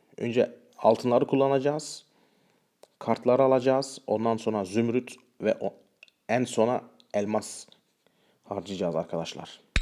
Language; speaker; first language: Turkish; early bilingual, heritage; Turkish